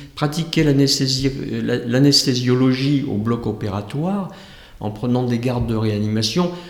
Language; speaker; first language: French; native; French